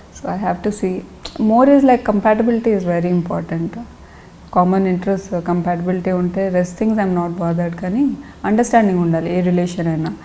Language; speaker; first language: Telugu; non-native, local second language; Lambadi